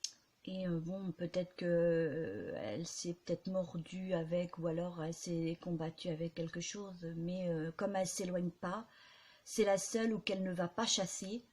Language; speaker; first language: French; native; French